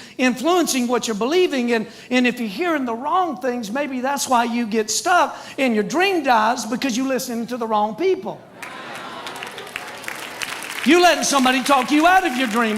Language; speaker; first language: English; native; English